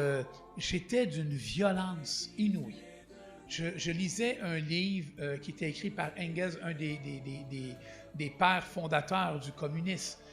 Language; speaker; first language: French; native; French